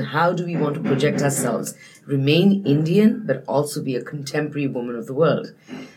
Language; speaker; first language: English; non-native, local second language; Nepali